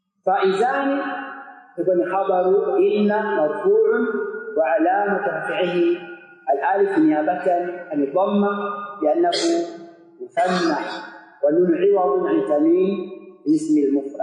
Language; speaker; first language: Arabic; non-native, fluent; Swahili